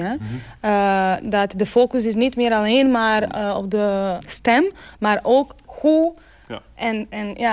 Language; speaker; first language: Dutch; non-native, learner; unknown